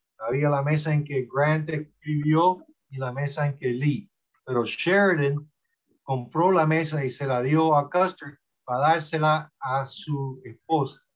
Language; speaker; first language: Spanish; early bilingual, heritage; Spanish